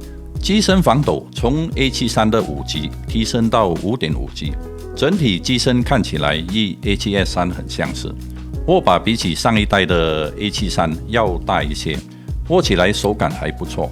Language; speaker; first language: Chinese; native; Chinese